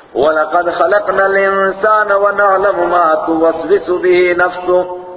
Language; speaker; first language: Urdu; non-native, local second language; Punjabi